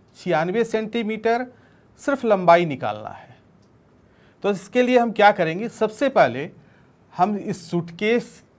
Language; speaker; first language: Hindi; native; Hindi